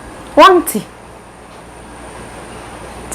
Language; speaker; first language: Chinese; non-native, learner; Indonesian